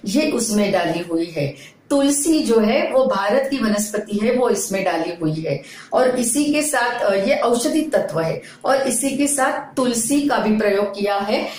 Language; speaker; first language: Hindi; non-native, local second language; Marathi